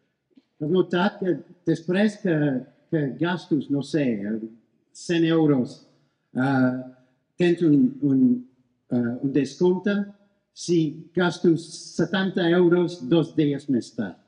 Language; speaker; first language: Catalan; non-native, fluent; English